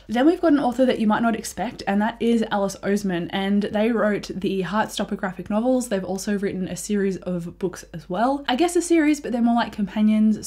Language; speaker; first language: English; native; English